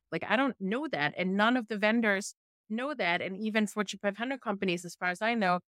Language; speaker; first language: English; non-native, fluent; German